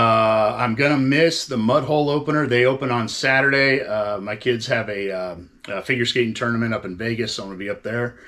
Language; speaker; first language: English; native; English